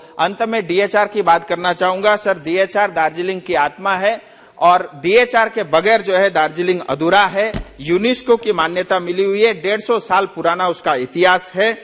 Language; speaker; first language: Hindi; non-native, local second language; Nepali